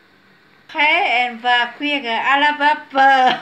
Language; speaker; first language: French; non-native, fluent; Vietnamese